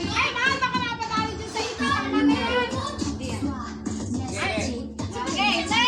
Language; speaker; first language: Filipino; non-native, local second language; Cebuano